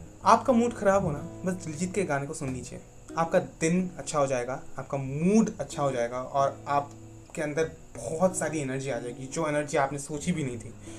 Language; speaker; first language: Hindi; non-native, local second language; Bangla